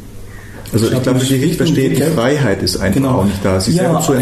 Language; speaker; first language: German; native; German